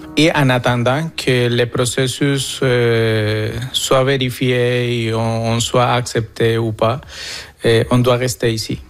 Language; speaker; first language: French; non-native, fluent; Spanish